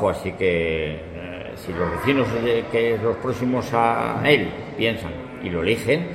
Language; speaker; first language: Spanish; native; Spanish